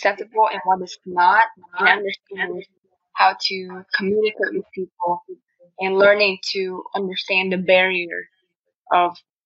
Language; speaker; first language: English; non-native, fluent; Vietnamese